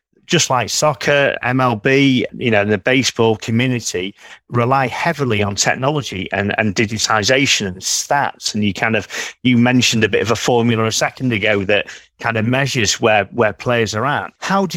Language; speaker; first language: English; native; English